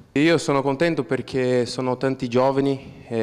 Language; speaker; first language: Italian; non-native, fluent; Portuguese